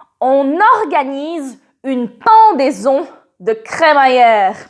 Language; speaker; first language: French; non-native, fluent; Polish